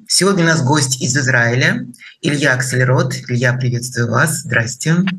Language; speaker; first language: Russian; native; Russian